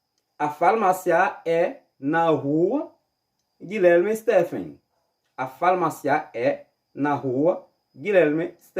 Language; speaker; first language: Portuguese; non-native, fluent; Haitian Creole